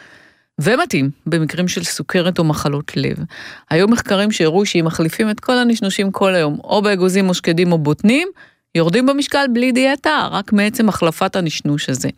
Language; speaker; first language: Hebrew; native; Hebrew